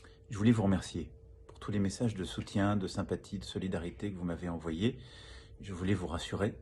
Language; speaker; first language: French; native; French